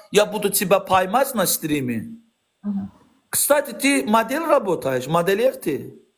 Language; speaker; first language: Russian; non-native, learner; Azerbaijani